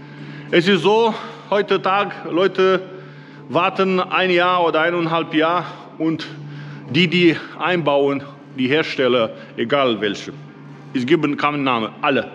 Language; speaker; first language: German; non-native, learner; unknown